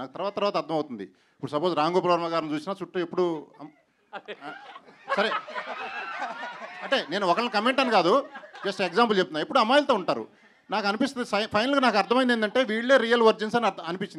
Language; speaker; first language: Telugu; native; Telugu